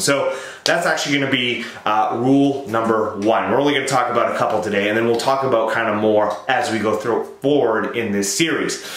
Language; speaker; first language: English; native; English